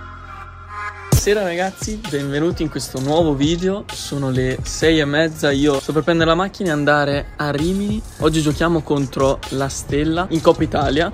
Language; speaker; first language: Italian; native; Italian